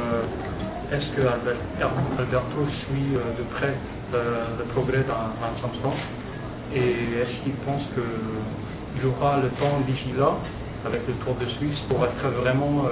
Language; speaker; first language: French; native; French